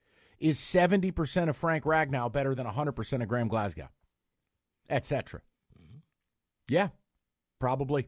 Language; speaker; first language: English; native; English